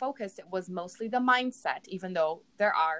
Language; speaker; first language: English; non-native, fluent; Portuguese